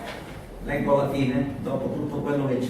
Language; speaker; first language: Italian; native; Italian